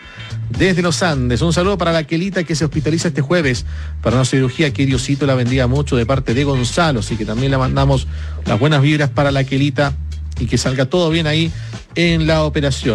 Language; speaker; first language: Spanish; native; Spanish